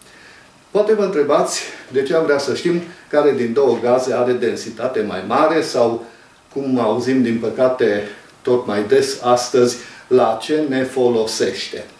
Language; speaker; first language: Romanian; native; Romanian